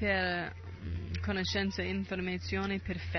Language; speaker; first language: Italian; non-native, learner; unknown